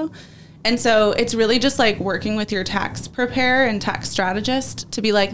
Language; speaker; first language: English; native; English